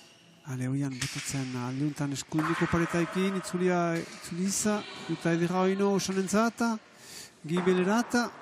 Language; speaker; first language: Basque; native; Basque